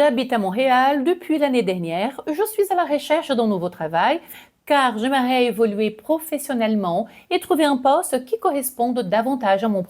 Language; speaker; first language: French; non-native, fluent; Portuguese